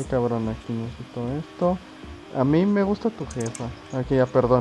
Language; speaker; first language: Spanish; native; Spanish